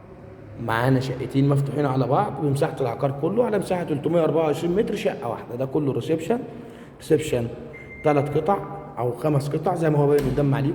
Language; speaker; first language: Arabic; native; Arabic